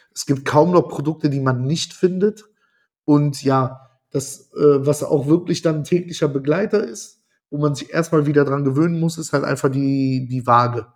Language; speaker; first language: German; early bilingual, other home language; Italian